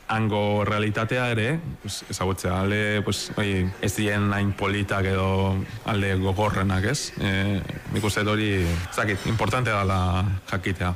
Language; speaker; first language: Basque; non-native, fluent; Spanish